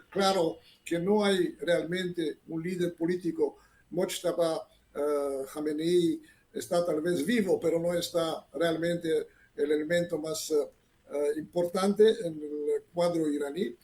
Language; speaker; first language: Spanish; non-native, fluent; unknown